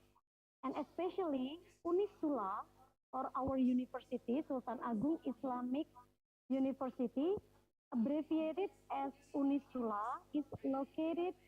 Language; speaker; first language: English; non-native, fluent; Indonesian